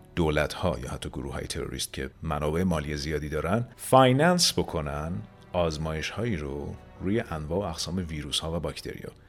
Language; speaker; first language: Persian; native; Persian